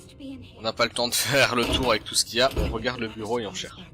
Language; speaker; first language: French; native; French